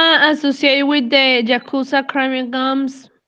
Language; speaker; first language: English; non-native, learner; Spanish